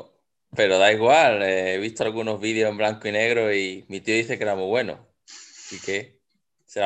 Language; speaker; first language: Spanish; native; Spanish